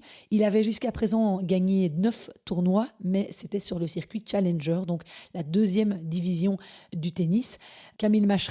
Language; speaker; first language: French; native; French